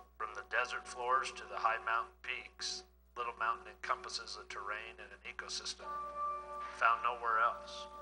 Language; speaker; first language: English; native; English